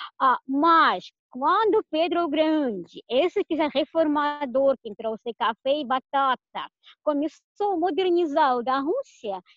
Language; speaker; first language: Portuguese; non-native, fluent; Russian